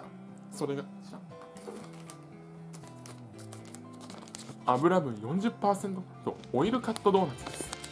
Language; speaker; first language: Japanese; native; Japanese